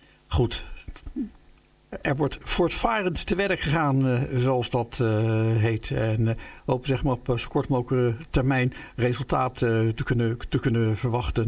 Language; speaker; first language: Dutch; native; Dutch